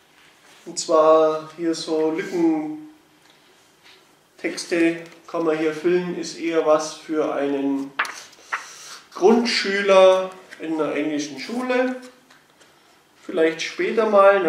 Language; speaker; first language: German; native; German